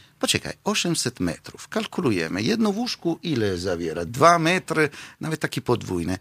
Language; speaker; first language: Polish; non-native, fluent; Italian